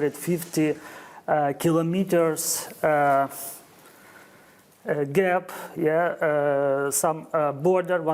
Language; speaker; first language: English; non-native, fluent; Ukrainian